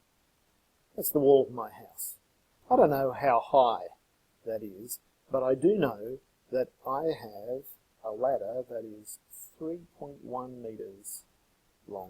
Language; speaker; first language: English; native; English